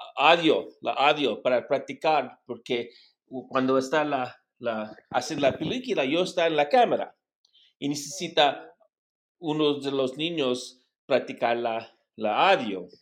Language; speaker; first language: Spanish; non-native, learner; English